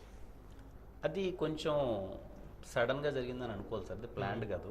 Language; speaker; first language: Telugu; native; Telugu